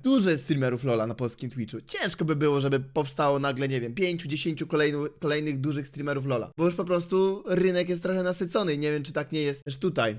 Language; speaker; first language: Polish; native; Polish